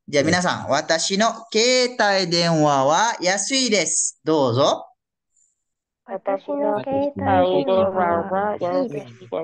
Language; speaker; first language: Japanese; non-native, fluent; Malay